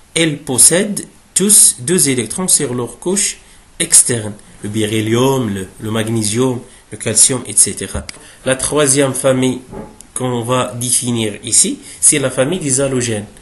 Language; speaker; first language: French; non-native, local second language; Arabic